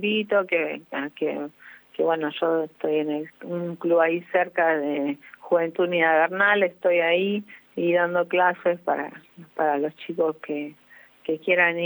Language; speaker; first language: Spanish; native; Spanish